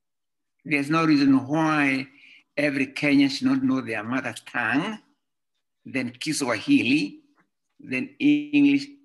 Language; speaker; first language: English; non-native, local second language; Kikuyu